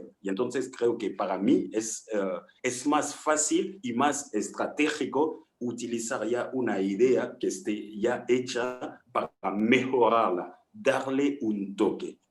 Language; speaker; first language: Spanish; non-native, fluent; French